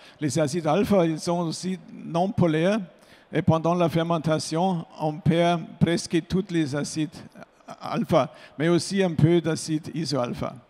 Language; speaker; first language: French; non-native, fluent; German